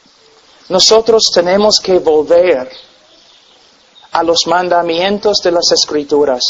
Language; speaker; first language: Spanish; non-native, fluent; English